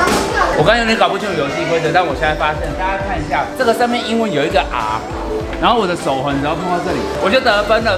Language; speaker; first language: Chinese; native; Chinese